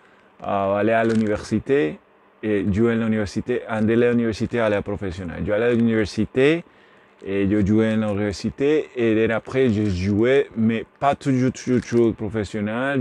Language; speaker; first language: French; non-native, learner; Spanish